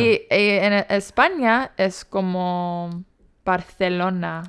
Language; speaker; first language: Spanish; non-native, learner; English